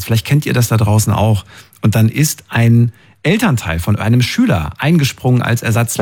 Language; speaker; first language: German; native; German